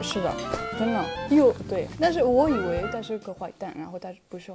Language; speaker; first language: Chinese; non-native, fluent; French